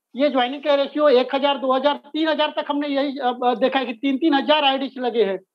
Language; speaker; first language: Hindi; native; Hindi